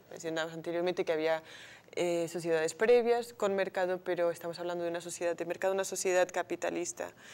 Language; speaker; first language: Spanish; native; Spanish